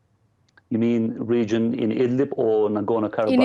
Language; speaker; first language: English; non-native, fluent; Turkish